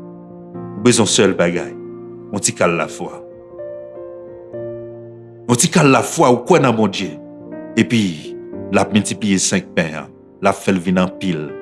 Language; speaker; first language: French; non-native, local second language; Haitian Creole